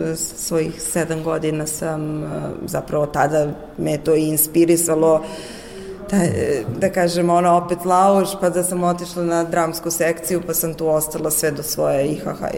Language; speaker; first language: Serbian; native; Serbian